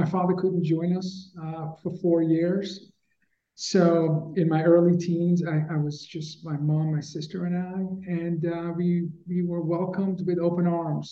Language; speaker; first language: English; early bilingual, other home language; Persian